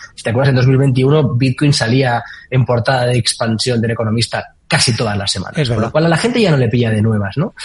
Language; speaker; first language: Spanish; native; Spanish